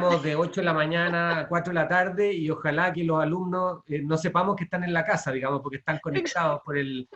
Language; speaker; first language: Spanish; native; Spanish